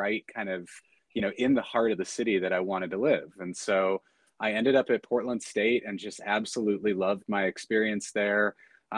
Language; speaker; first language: English; native; English